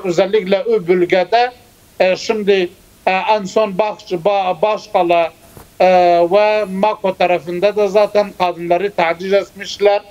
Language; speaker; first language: Turkish; non-native, fluent; Kurdish